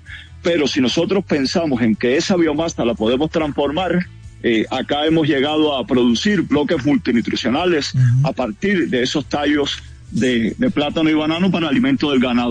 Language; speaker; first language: Spanish; native; Spanish